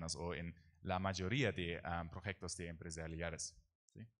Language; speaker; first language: Spanish; non-native, learner; German